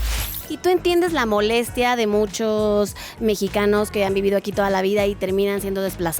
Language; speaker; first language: Spanish; native; Spanish